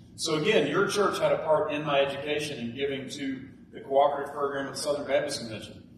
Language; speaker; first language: English; native; English